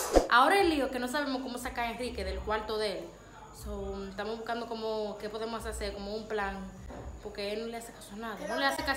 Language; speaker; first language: Spanish; early bilingual, heritage; Spanish